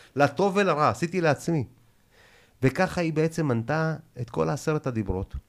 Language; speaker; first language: Hebrew; early bilingual, other home language; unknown